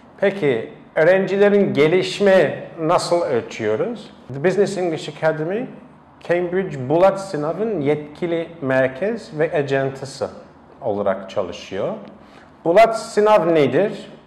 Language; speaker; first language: Turkish; non-native, fluent; English